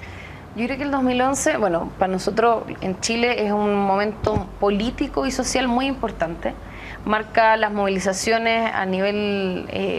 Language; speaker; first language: Spanish; native; Spanish